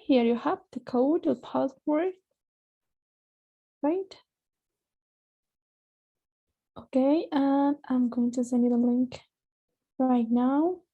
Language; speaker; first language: English; non-native, fluent; Spanish